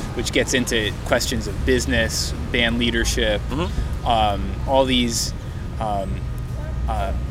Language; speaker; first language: English; native; English